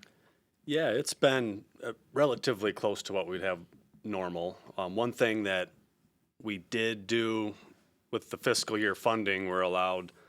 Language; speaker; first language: English; native; English